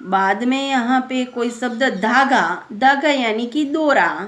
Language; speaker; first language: Hindi; non-native, local second language; Gujarati